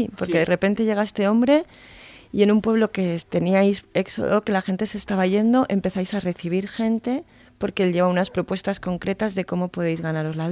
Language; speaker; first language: Spanish; native; Spanish